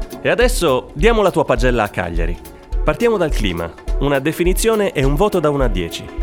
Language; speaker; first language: Italian; native; Italian